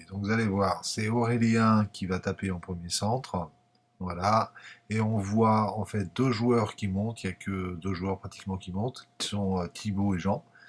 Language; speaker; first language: French; native; French